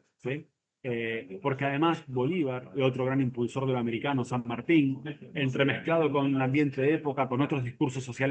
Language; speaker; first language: Spanish; native; Spanish